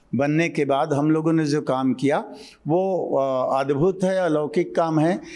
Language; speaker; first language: Hindi; native; Hindi